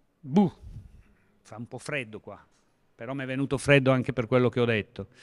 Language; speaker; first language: Italian; native; Italian